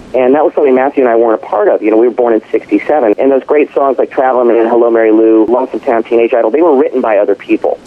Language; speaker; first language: English; native; English